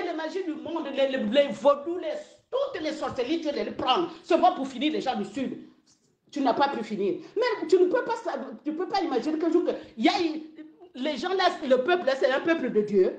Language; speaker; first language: French; non-native, local second language; Lingala